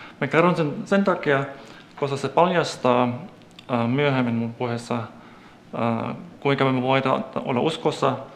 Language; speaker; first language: Finnish; non-native, fluent; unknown